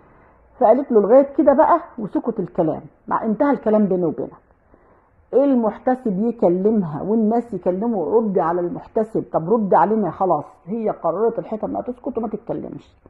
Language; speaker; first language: Arabic; native; Arabic